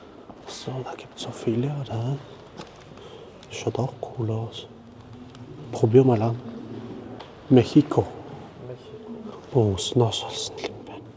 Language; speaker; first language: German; non-native, fluent; Mongolian